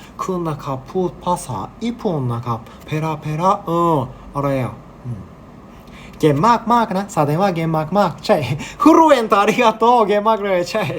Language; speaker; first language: Thai; non-native, learner; Japanese